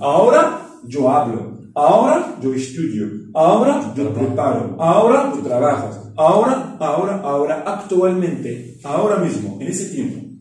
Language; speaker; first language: Spanish; non-native, fluent; Arabic